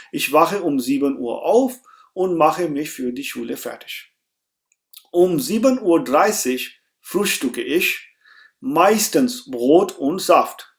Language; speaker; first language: German; non-native, fluent; Urdu